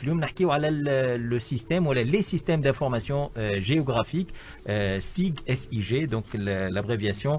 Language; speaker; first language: Arabic; native; Arabic